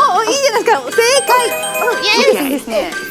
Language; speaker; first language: Japanese; native; Japanese